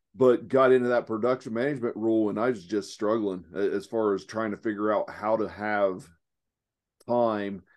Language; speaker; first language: English; native; English